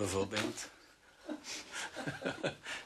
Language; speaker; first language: Dutch; native; Dutch